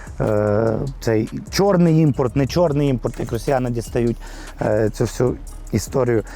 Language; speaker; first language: Ukrainian; native; Ukrainian